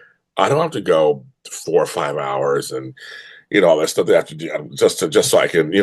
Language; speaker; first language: English; native; English